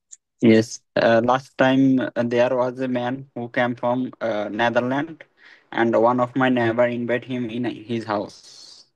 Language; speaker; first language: English; non-native, learner; Bangla